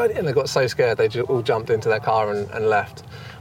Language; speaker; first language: English; native; English